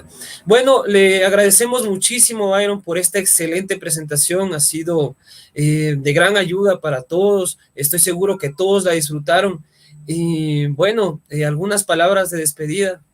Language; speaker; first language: Spanish; native; Spanish